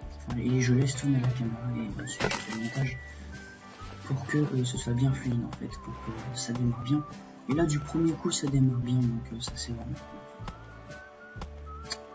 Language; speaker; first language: French; native; French